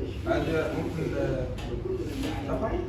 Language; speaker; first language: Arabic; non-native, learner; Kazakh